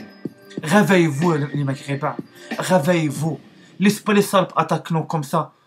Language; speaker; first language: French; non-native, learner; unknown